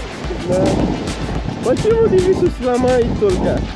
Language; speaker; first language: Russian; non-native, local second language; Kyrgyz